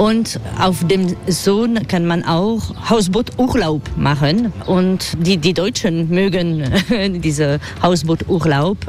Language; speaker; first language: German; non-native, fluent; French